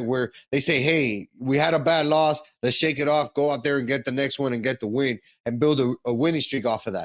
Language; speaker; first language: English; native; English